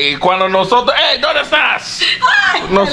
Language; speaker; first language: Spanish; non-native, learner; English